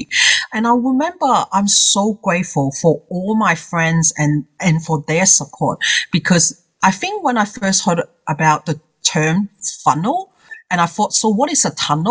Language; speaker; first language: English; non-native, local second language; Cantonese